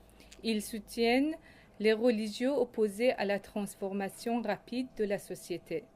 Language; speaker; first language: French; non-native, fluent; Persian